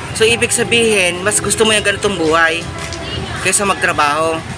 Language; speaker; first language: Filipino; native; Filipino